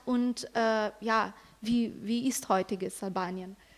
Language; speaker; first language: German; non-native, fluent; Slovenian